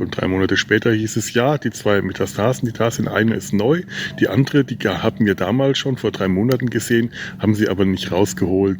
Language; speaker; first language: German; native; German